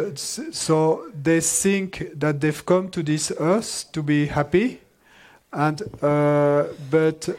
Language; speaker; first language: English; non-native, fluent; French